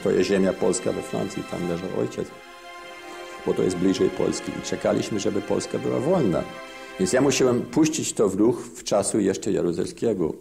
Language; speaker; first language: Polish; early bilingual, heritage; Polish